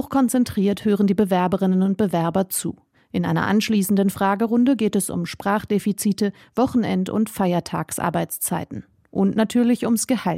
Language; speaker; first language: German; native; German